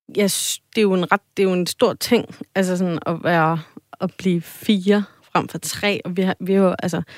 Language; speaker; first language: Danish; native; Danish